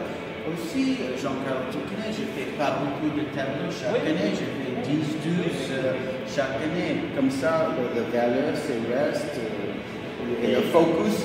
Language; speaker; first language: French; non-native, fluent; English